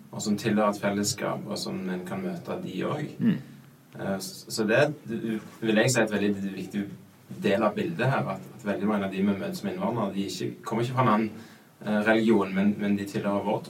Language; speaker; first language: Norwegian; native; Norwegian